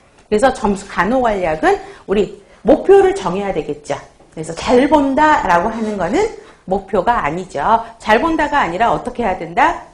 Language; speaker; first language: Korean; native; Korean